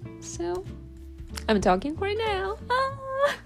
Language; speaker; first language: English; non-native, learner; Japanese